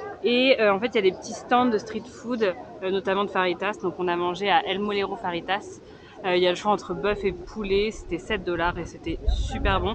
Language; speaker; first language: French; native; French